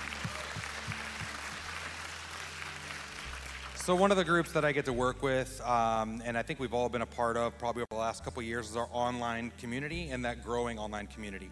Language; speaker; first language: English; native; English